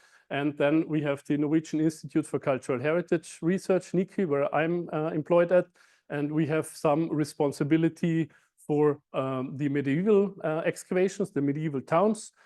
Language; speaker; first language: English; non-native, fluent; German